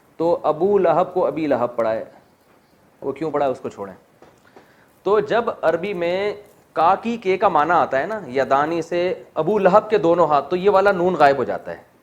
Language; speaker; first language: Urdu; native; Urdu